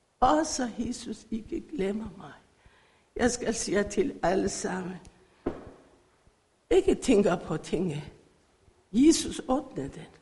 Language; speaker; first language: Danish; non-native, learner; Persian